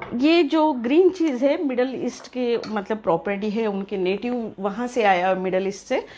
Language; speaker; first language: Hindi; non-native, local second language; Marathi